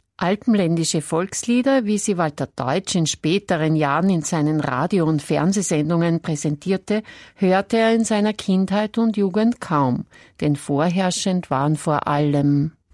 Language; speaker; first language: German; native; German